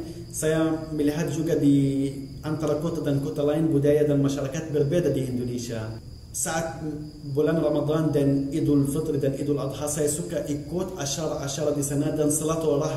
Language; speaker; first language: Indonesian; non-native, fluent; Arabic